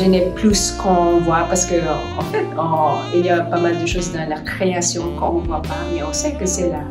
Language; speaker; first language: French; non-native, fluent; Filipino